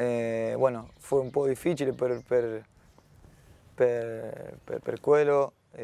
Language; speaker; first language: Italian; non-native, fluent; Spanish